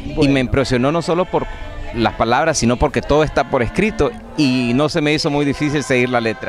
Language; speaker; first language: Spanish; native; Spanish